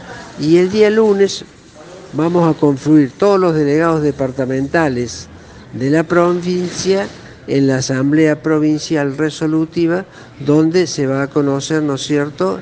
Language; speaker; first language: Spanish; native; Spanish